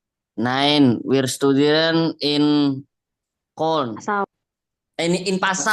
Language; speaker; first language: German; non-native, learner; Indonesian